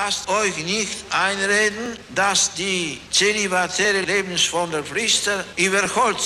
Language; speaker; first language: German; non-native, fluent; Polish